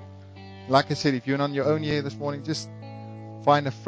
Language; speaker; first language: English; non-native, local second language; Afrikaans